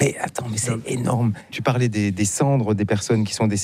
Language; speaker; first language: French; native; French